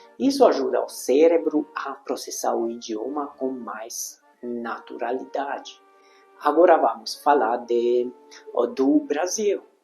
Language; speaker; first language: Portuguese; non-native, fluent; Hungarian